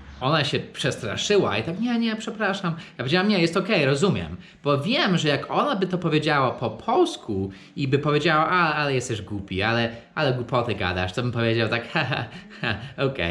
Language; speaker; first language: Polish; non-native, fluent; English